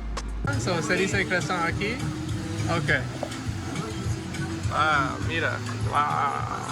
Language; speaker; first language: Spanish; non-native, learner; English